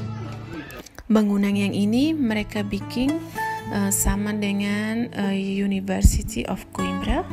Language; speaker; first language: Indonesian; non-native, local second language; Tetum